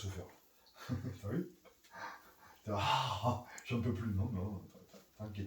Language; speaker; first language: French; native; French